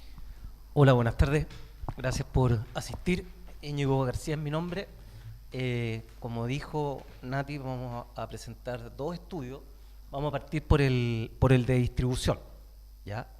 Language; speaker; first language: Spanish; native; Spanish